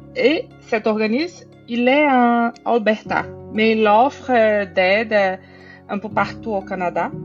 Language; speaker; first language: French; non-native, fluent; Portuguese